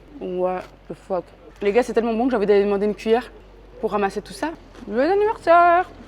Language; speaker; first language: French; native; French